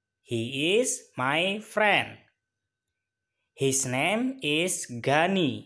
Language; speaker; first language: English; non-native, fluent; Indonesian